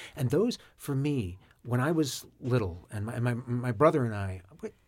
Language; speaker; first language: English; native; English